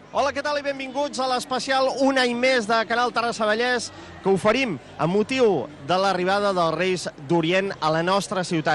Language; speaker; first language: Catalan; native; Catalan